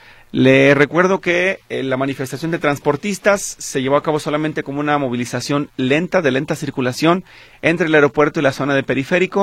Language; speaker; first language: Spanish; native; Spanish